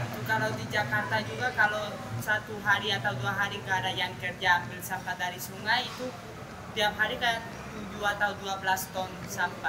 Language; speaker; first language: Indonesian; non-native, fluent; Spanish